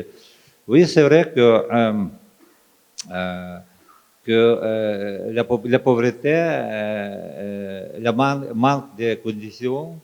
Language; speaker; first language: French; non-native, fluent; Ukrainian